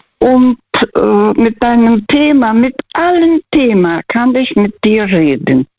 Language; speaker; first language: German; non-native, fluent; Russian